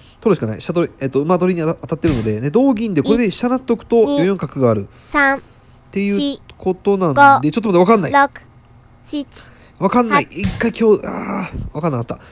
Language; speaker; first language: Japanese; native; Japanese